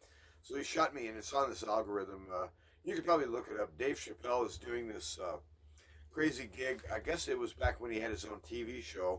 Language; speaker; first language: English; native; English